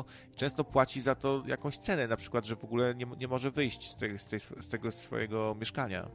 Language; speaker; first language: Polish; native; Polish